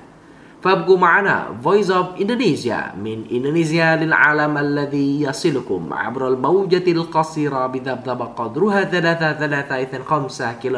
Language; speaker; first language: Arabic; non-native, fluent; Indonesian